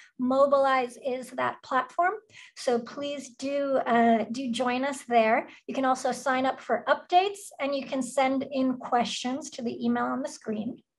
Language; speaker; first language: English; native; English